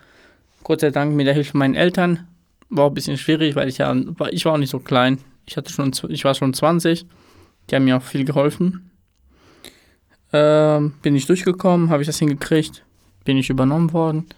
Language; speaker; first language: German; non-native, fluent; Romanian